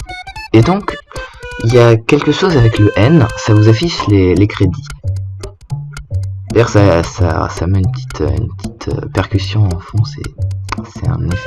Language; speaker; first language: French; native; French